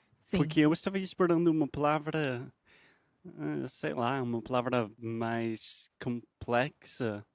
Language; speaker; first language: Portuguese; non-native, fluent; English